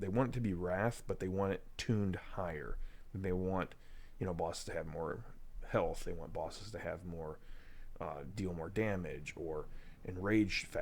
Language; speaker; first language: English; native; English